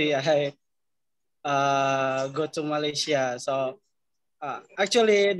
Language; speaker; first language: English; non-native, learner; Indonesian